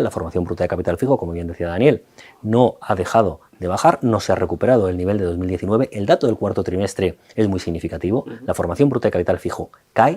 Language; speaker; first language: Spanish; native; Spanish